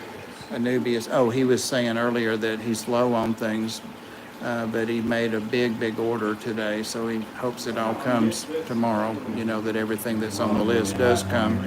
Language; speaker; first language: English; native; English